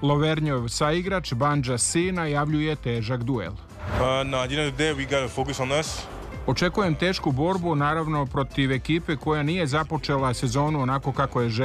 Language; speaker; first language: Serbian; native; Serbian